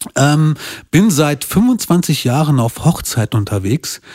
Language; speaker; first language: German; early bilingual, other home language; Albanian